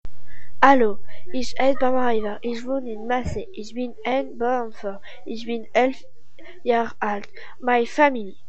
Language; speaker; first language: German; non-native, learner; French